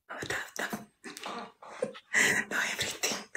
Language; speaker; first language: English; non-native, learner; Amharic